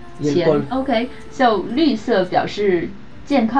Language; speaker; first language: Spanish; non-native, learner; Chinese